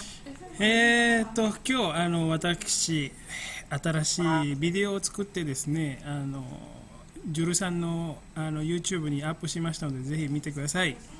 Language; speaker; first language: Japanese; non-native, fluent; Indonesian